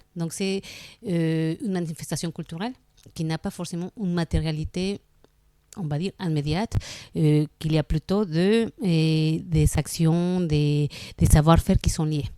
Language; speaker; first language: French; non-native, fluent; Spanish